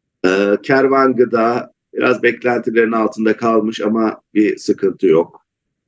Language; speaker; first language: Turkish; native; Turkish